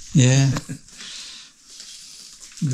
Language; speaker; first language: English; non-native, learner; Ukrainian